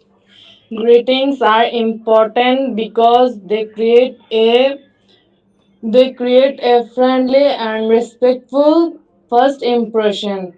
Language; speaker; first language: English; non-native, learner; Bangla